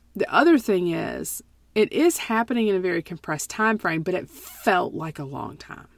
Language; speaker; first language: English; native; English